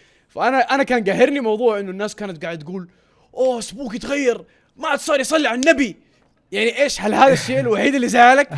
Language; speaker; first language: Arabic; native; Arabic